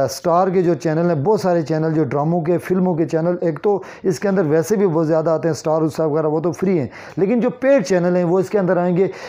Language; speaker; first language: Urdu; non-native, local second language; Kashmiri